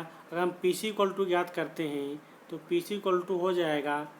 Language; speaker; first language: Hindi; native; Hindi